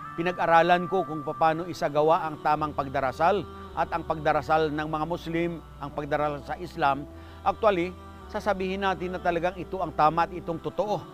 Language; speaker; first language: Filipino; non-native, local second language; Hiligaynon